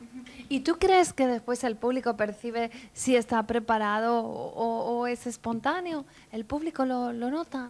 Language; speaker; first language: Spanish; native; Spanish